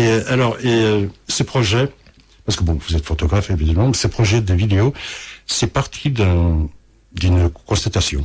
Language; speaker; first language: French; early bilingual, other home language; Portuguese